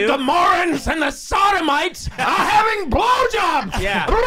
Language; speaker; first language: English; native; English